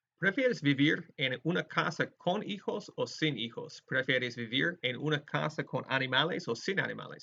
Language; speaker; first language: Spanish; non-native, fluent; English